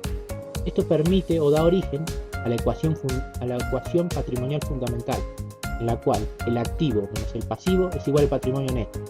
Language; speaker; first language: Spanish; native; Spanish